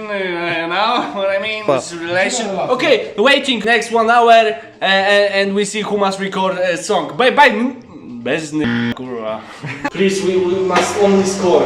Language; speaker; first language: English; non-native, learner; Polish